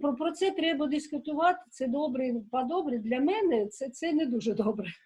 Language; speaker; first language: Ukrainian; non-native, local second language; Russian